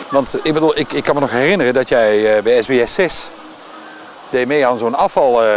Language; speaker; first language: Dutch; native; Dutch